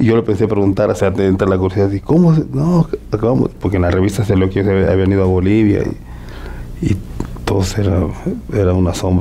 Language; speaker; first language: Spanish; native; Spanish